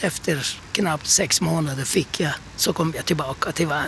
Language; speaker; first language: Swedish; non-native, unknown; Turkish